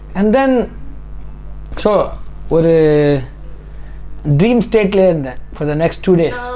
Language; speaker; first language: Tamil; early bilingual, heritage; Tamil